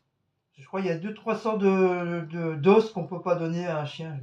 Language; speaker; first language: French; native; French